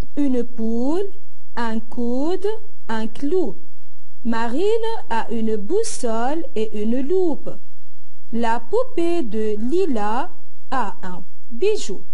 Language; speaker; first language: French; non-native, local second language; Arabic